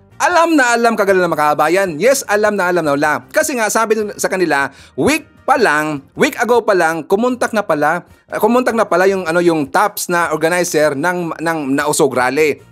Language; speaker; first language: Filipino; non-native, local second language; Cebuano